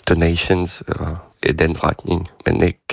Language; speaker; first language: Danish; non-native, fluent; Ukrainian